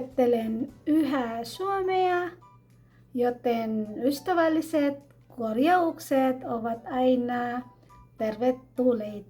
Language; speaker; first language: Finnish; non-native, learner; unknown